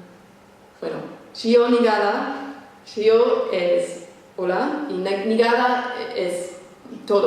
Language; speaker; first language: Spanish; non-native, fluent; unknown